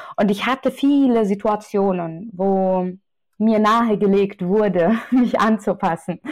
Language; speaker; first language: German; native; German